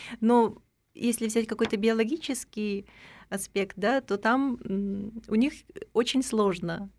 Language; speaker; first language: Russian; non-native, local second language; Kazakh